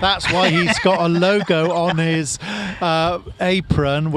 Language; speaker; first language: English; native; English